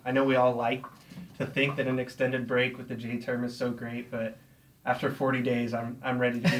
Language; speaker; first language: English; native; English